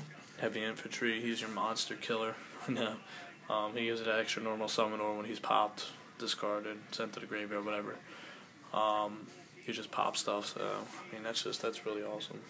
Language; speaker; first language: English; native; English